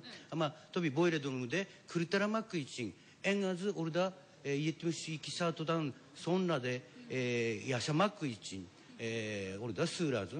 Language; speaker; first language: Turkish; non-native, learner; Japanese